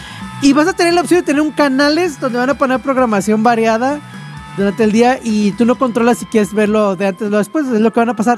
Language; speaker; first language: Spanish; native; Spanish